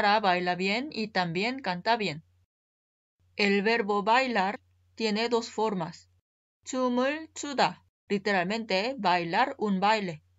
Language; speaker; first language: Spanish; non-native, fluent; Korean